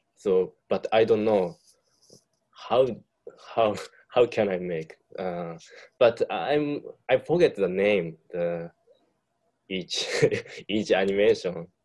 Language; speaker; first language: English; non-native, learner; Japanese